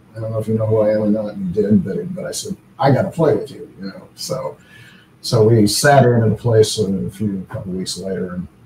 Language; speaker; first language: English; native; English